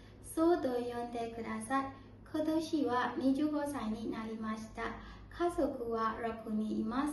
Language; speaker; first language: Japanese; non-native, learner; Burmese